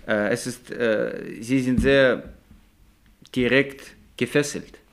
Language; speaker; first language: German; non-native, learner; Russian